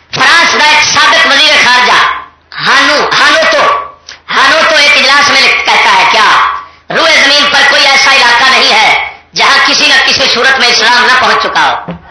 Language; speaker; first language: Urdu; non-native, local second language; Punjabi